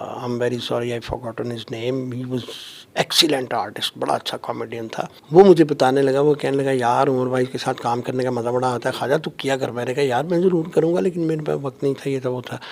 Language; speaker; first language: Urdu; non-native, local second language; Punjabi